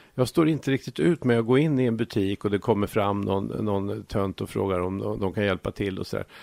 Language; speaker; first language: Swedish; native; Swedish